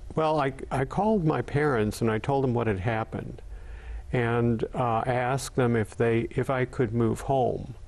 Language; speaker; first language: English; native; English